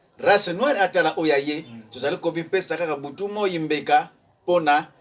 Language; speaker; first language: Lingala; non-native, local second language; Kongo